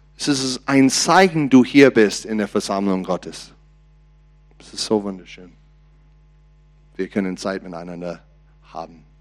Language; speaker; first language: German; non-native, learner; English